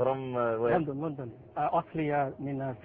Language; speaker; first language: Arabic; non-native, learner; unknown